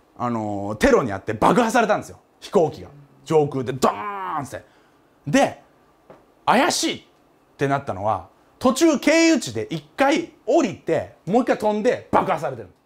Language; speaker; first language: Japanese; native; Japanese